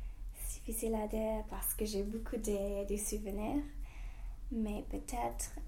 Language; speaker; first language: French; non-native, fluent; English